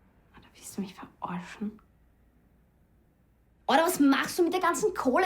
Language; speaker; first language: German; native; German